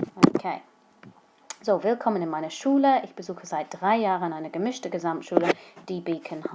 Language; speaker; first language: German; non-native, fluent; English